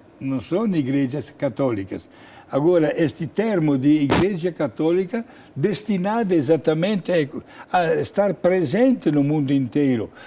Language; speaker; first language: Portuguese; non-native, fluent; Italian